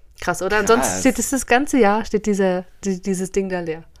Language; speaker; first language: German; native; German